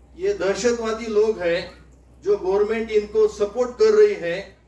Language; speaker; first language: Hindi; non-native, local second language; Marathi